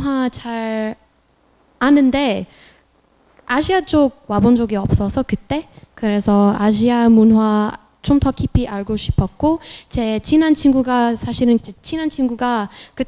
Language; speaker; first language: Korean; non-native, fluent; French